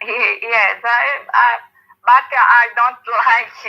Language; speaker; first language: English; non-native, learner; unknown